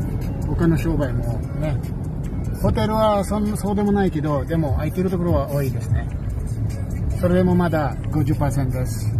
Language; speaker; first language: Japanese; non-native, fluent; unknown